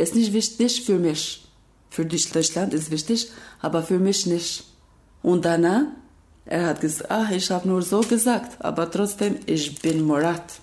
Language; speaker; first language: German; non-native, learner; Albanian